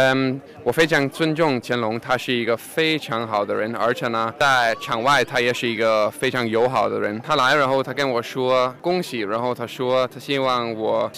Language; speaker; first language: Chinese; non-native, fluent; Danish